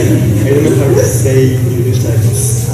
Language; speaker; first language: English; non-native, learner; French